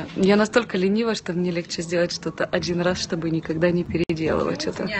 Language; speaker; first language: Russian; non-native, local second language; Ukrainian